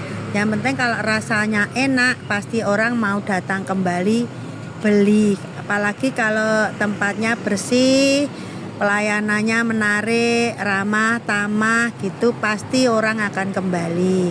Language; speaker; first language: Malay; non-native, local second language; Javanese